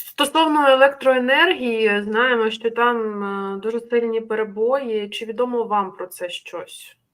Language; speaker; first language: Ukrainian; native; Ukrainian